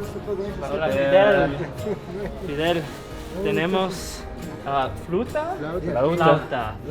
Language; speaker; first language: Spanish; non-native, learner; English